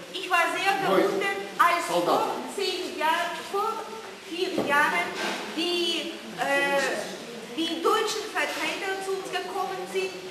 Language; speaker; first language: German; non-native, fluent; Russian